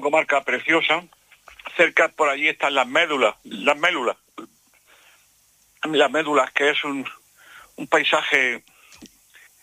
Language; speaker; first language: Spanish; native; Spanish